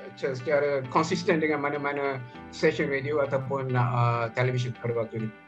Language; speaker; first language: Malay; native; Malay